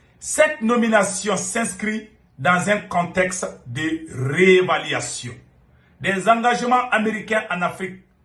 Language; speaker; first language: French; non-native, local second language; Bambara